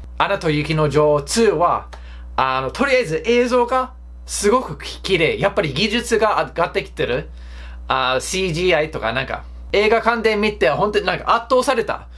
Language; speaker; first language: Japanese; non-native, fluent; English